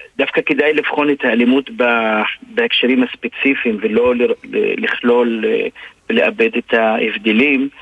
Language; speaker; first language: Hebrew; non-native, local second language; Arabic